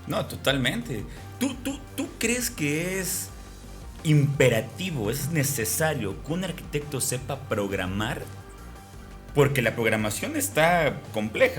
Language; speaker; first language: Spanish; native; Spanish